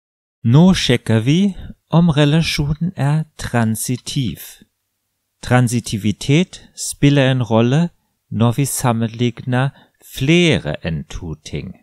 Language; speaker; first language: Norwegian; non-native, fluent; German